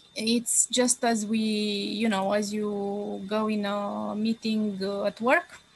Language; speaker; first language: English; non-native, fluent; Romanian